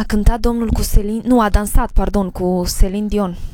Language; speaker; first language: Romanian; native; Romanian